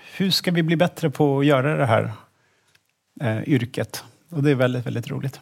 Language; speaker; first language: Swedish; native; Swedish